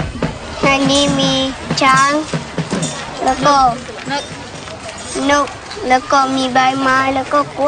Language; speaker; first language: Thai; non-native, local second language; Malay